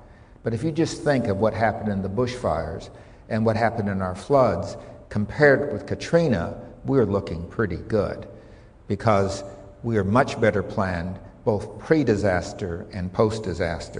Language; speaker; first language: English; native; English